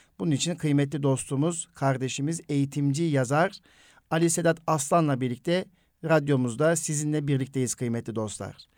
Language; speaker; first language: Turkish; native; Turkish